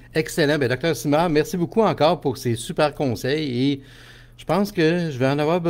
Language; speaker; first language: French; native; French